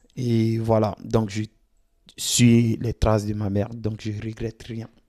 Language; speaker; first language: French; non-native, local second language; Dyula